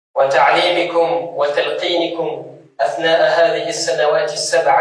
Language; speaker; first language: Arabic; non-native, fluent; French